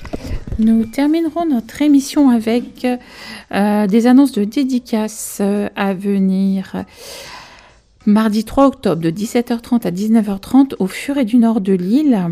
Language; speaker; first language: French; native; French